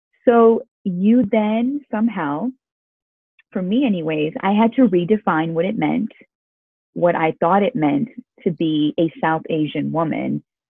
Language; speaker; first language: English; early bilingual, other home language; Urdu